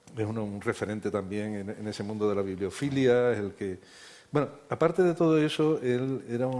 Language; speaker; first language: Spanish; native; Spanish